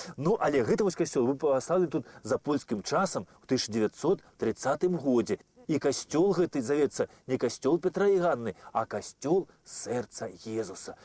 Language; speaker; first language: Belarusian; native; Belarusian